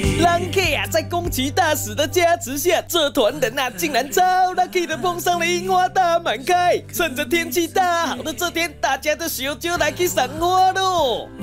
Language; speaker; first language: Chinese; native; Chinese